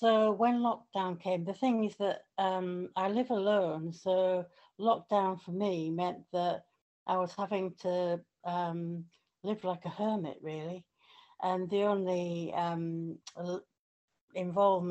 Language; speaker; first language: English; native; English